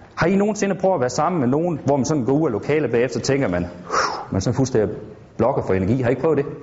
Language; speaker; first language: Danish; native; Danish